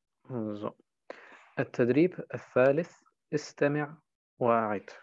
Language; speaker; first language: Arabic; non-native, fluent; German